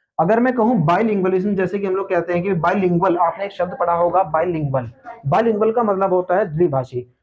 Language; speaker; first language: Hindi; native; Hindi